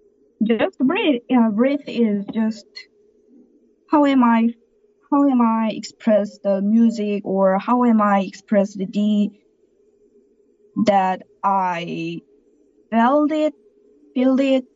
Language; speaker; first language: English; non-native, learner; Korean